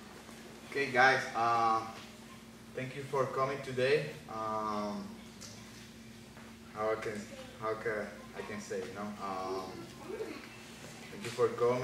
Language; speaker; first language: English; non-native, learner; Spanish